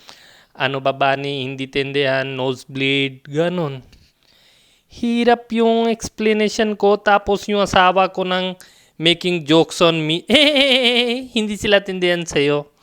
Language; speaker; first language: Filipino; non-native, learner; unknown